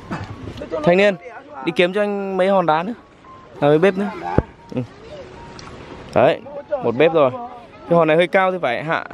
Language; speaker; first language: Vietnamese; native; Vietnamese